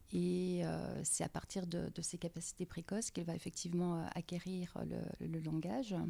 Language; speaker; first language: French; native; French